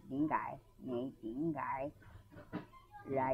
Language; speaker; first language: Cantonese; non-native, learner; Japanese